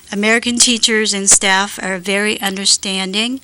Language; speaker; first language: English; non-native, fluent; Japanese